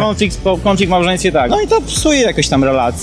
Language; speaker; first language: Polish; native; Polish